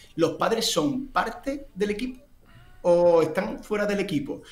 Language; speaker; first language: Spanish; native; Spanish